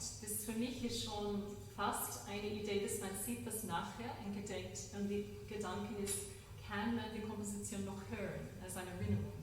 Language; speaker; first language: German; non-native, learner; English